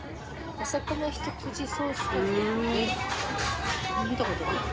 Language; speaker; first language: Japanese; early bilingual, other home language; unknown